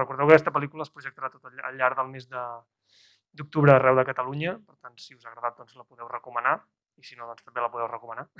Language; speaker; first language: Catalan; native; Catalan